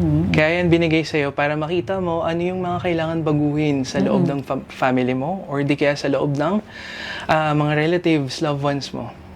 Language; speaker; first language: Filipino; native; Filipino